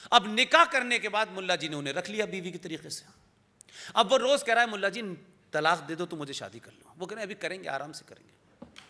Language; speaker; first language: Hindi; native; Hindi